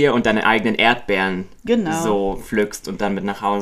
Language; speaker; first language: German; native; German